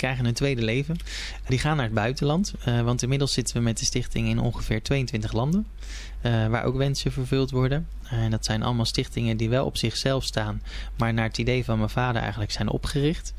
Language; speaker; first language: Dutch; native; Dutch